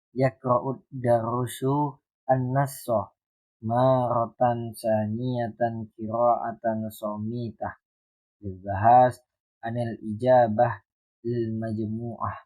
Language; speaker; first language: Arabic; non-native, learner; Indonesian